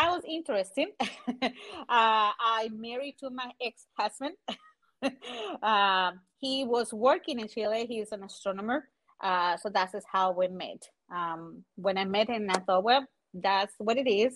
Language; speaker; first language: English; non-native, fluent; Spanish